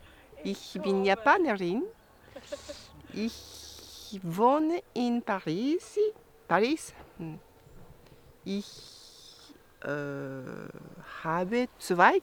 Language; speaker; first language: German; non-native, learner; Japanese